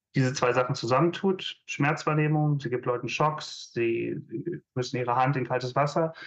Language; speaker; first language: German; native; German